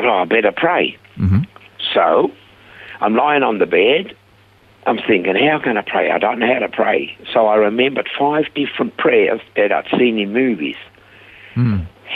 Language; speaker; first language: English; non-native, fluent; Swiss German